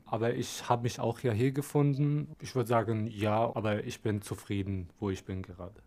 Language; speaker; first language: German; non-native, fluent; Arabic